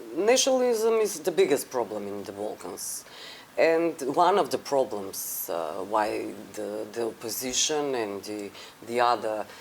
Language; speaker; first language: English; non-native, fluent; Macedonian